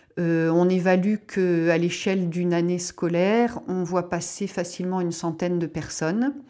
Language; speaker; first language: French; native; French